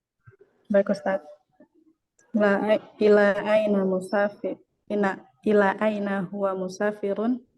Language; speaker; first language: Arabic; non-native, learner; Indonesian